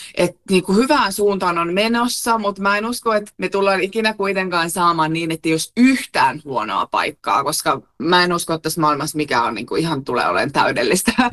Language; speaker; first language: Finnish; native; Finnish